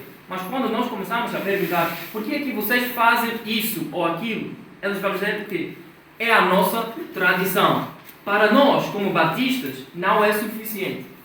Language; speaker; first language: Portuguese; non-native, fluent; English